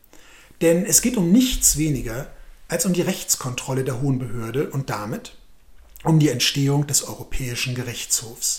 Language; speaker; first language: German; native; German